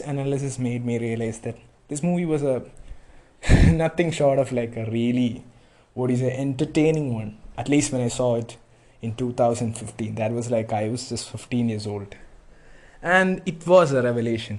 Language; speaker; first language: English; non-native, local second language; Malayalam